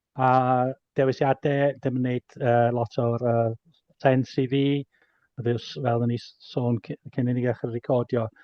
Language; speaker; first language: Welsh; native; Welsh